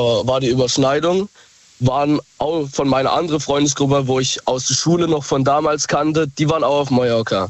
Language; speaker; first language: German; native; German